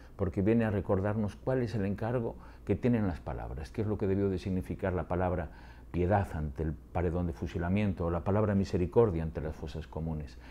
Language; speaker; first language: Spanish; native; Spanish